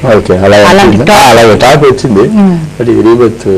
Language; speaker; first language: Telugu; non-native, learner; Tamil